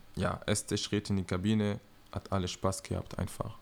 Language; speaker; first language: German; non-native, learner; French